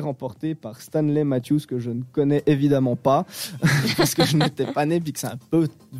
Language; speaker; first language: French; native; French